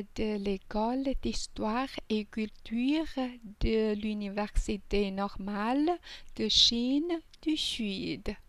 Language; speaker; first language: French; non-native, learner; Chinese